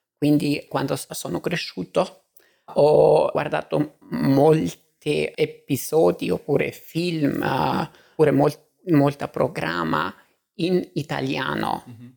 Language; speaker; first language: Italian; non-native, fluent; Albanian